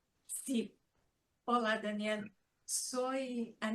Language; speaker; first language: Spanish; non-native, fluent; Portuguese